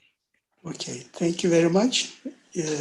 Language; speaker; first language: English; non-native, fluent; Turkish